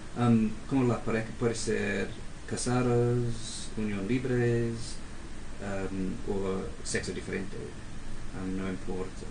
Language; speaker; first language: Spanish; non-native, fluent; English